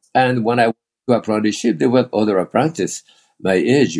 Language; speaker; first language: English; non-native, fluent; French